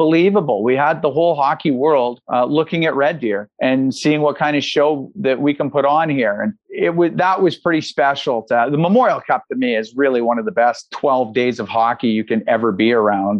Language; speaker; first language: English; native; English